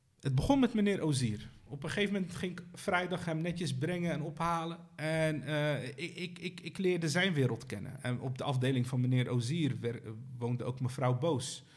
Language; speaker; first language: Dutch; early bilingual, other home language; Arabic